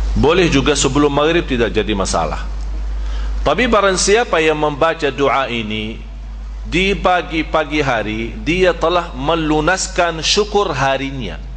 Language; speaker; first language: Malay; non-native, fluent; Arabic